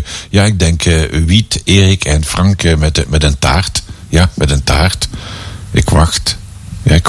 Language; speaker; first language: Dutch; native; Dutch